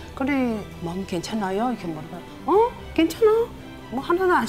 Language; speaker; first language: Korean; non-native, learner; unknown